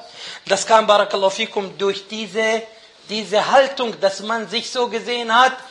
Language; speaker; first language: German; non-native, fluent; Arabic